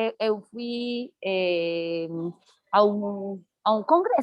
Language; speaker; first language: Portuguese; non-native, learner; Spanish